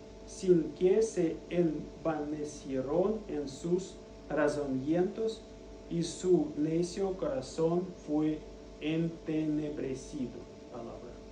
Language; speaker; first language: Spanish; non-native, fluent; Russian